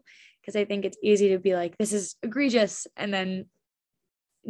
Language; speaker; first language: English; native; English